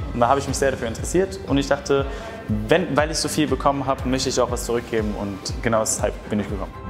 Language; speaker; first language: German; early bilingual, other home language; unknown